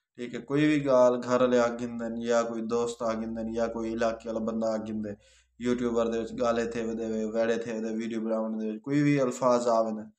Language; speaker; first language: Punjabi; non-native, local second language; Saraiki